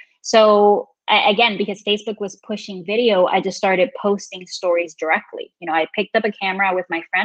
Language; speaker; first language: English; non-native, fluent; Spanish